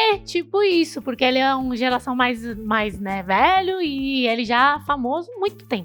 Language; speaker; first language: Portuguese; non-native, fluent; Chinese